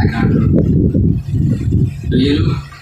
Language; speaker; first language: English; non-native, learner; Hindi